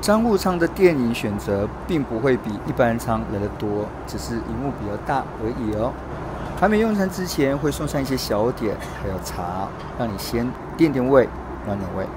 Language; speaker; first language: Chinese; native; Chinese